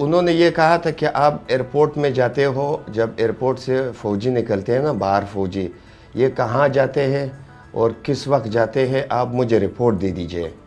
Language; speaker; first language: Hindi; non-native, fluent; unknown